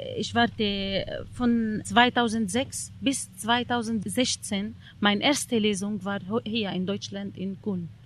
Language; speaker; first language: German; non-native, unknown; Arabic